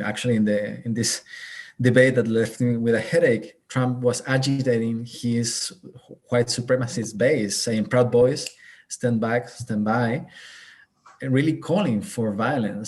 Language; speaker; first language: English; non-native, fluent; Spanish